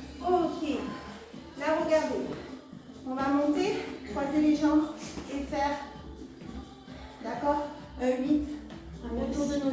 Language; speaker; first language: French; native; French